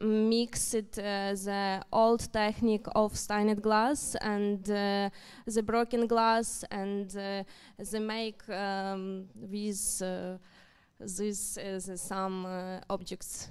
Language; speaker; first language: English; non-native, learner; Ukrainian